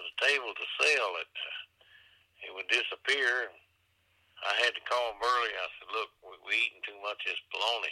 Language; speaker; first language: English; native; English